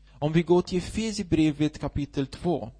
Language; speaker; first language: Swedish; non-native, fluent; Portuguese